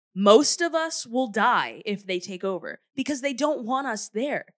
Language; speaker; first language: English; native; English